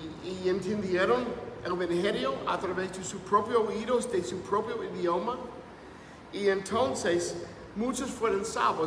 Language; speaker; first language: Spanish; non-native, fluent; English